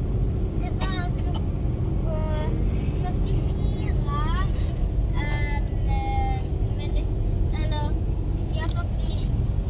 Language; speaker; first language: Norwegian; early bilingual, heritage; Norwegian